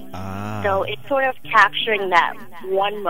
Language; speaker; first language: English; native; English